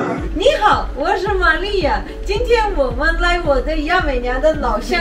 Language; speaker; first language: Chinese; non-native, learner; Armenian